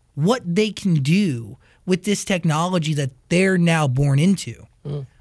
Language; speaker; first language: English; native; English